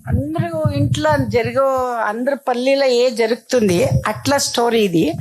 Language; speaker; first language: Telugu; non-native, local second language; Kannada